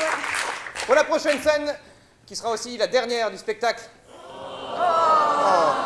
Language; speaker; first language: French; native; French